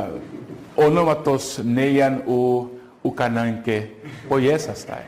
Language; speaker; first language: Greek; non-native, fluent; Portuguese